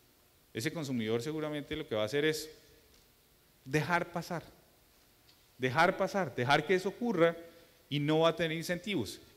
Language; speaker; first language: Spanish; native; Spanish